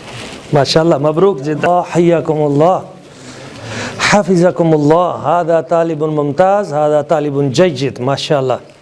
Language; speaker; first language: Arabic; non-native, local second language; Urdu